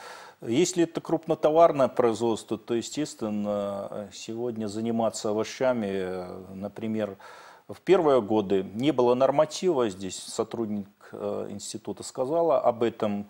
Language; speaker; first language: Russian; native; Russian